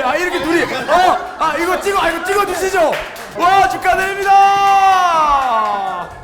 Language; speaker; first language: Korean; native; Korean